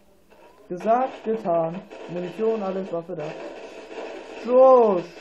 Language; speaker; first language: German; native; German